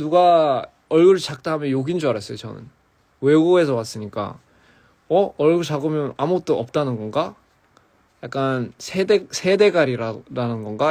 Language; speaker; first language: Korean; early bilingual, heritage; English